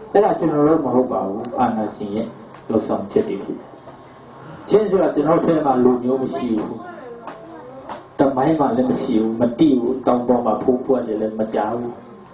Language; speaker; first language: Burmese; non-native, local second language; Hakha Chin